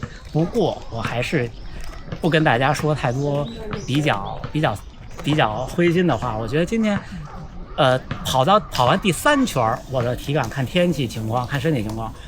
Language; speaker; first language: Chinese; native; Chinese